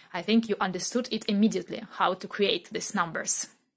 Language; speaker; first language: English; non-native, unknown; Russian